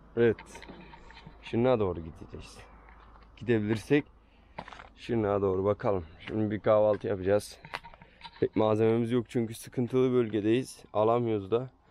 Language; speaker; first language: Turkish; native; Turkish